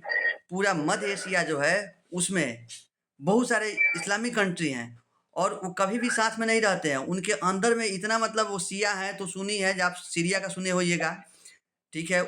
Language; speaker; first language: Hindi; native; Hindi